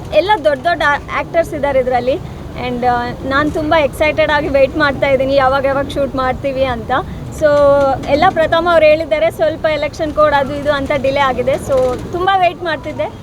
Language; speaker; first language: Kannada; non-native, local second language; Telugu